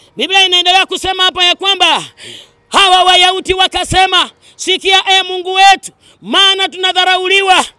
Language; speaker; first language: Swahili; non-native, local second language; Luyia